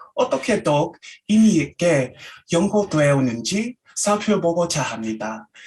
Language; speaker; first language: Korean; non-native, fluent; Samoan